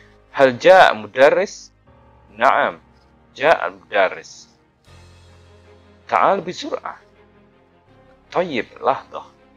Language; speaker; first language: Arabic; non-native, fluent; Indonesian